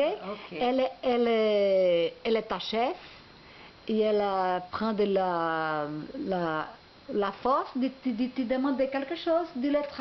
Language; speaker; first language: French; non-native, learner; Portuguese